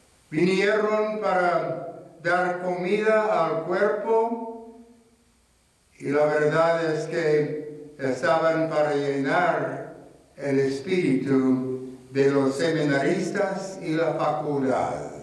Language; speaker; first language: Spanish; non-native, fluent; English